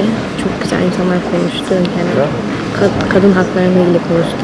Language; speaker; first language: Turkish; early bilingual, heritage; English